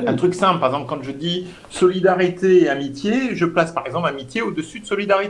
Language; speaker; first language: French; native; French